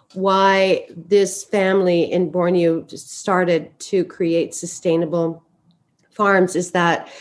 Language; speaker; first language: English; native; English